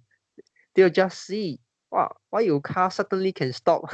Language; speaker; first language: English; non-native, learner; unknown